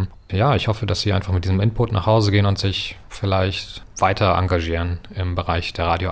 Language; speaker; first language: German; native; German